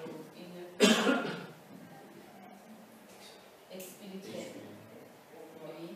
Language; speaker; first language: French; non-native, learner; Turkish